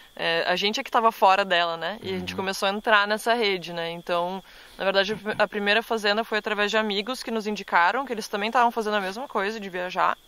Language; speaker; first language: Portuguese; native; Portuguese